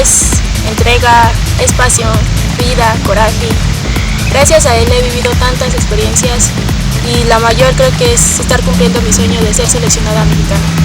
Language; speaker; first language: Spanish; native; Spanish